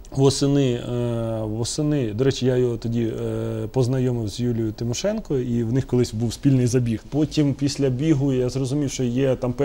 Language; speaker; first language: Ukrainian; native; Ukrainian